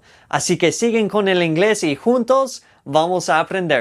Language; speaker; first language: Spanish; non-native, fluent; English